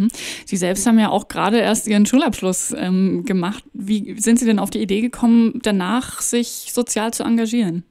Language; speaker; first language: German; native; German